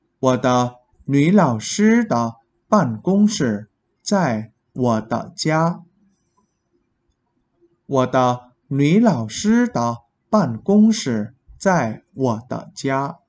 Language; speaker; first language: Chinese; non-native, fluent; Vietnamese